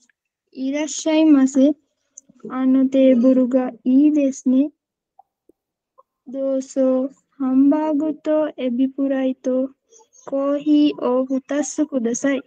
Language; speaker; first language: Japanese; non-native, learner; Sinhala